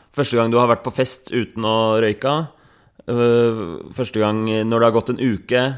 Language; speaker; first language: Norwegian; native; Norwegian